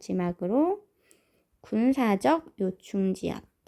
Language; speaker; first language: Korean; native; Korean